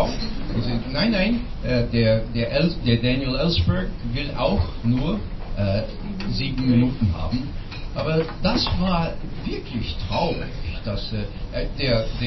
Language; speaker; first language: German; non-native, learner; English